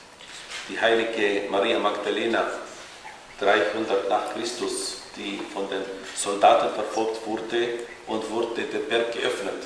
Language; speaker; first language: German; non-native, fluent; Arabic